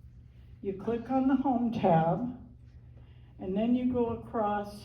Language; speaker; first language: English; native; English